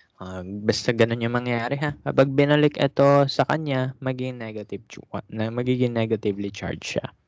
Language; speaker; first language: Filipino; native; Filipino